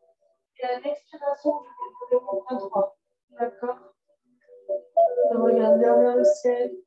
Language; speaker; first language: French; native; French